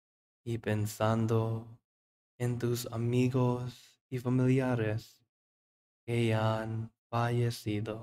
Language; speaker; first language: Spanish; non-native, fluent; English